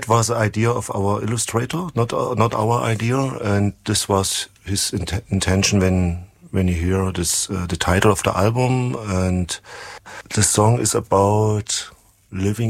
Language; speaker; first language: English; non-native, fluent; German